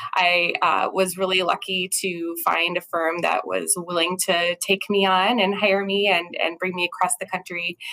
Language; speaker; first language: English; native; English